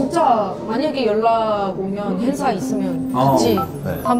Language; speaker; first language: Korean; non-native, fluent; Arabic